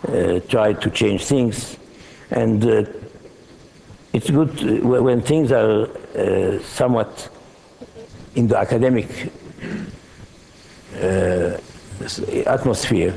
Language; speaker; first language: English; non-native, fluent; Hebrew